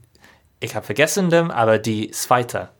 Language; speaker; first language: German; non-native, learner; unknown